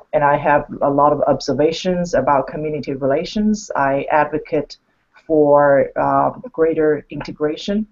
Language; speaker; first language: English; non-native, fluent; Chinese